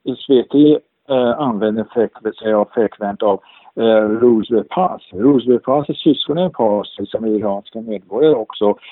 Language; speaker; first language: Swedish; non-native, fluent; Persian